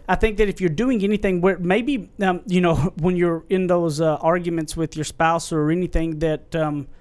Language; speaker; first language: English; native; English